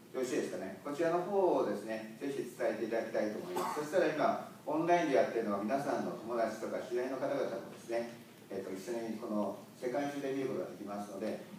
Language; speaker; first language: Japanese; native; Japanese